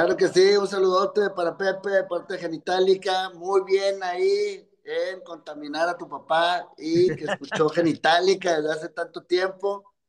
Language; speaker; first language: Spanish; native; Spanish